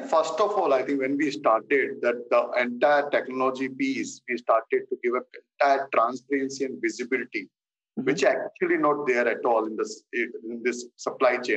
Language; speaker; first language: English; non-native, local second language; Hindi